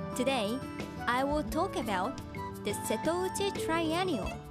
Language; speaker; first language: English; non-native, fluent; Japanese